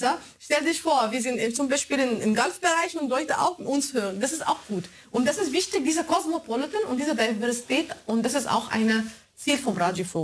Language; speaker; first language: German; non-native, fluent; Arabic